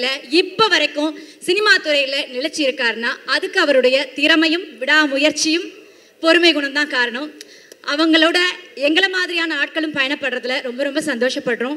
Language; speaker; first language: Tamil; native; Tamil